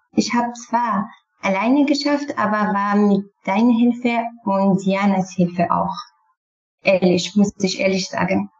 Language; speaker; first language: German; non-native, fluent; Kurdish